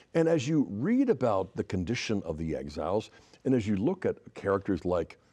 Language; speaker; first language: English; native; English